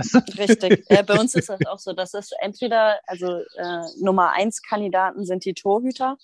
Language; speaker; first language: German; native; German